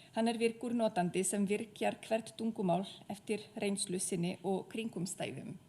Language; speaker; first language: Icelandic; non-native, fluent; Czech